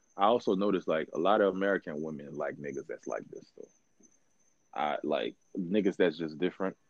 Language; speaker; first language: English; early bilingual, other home language; Haitian Creole